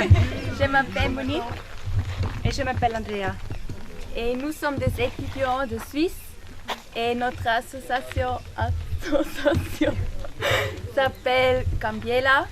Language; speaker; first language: French; non-native, learner; German